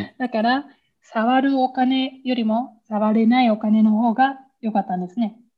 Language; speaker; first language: Japanese; native; Japanese